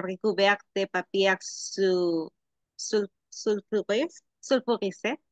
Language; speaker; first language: French; non-native, learner; Spanish